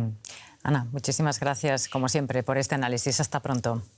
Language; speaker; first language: Spanish; native; Spanish